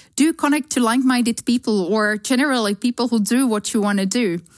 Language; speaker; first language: English; non-native, fluent; Slovak